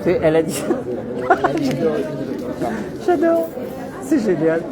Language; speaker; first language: French; native; French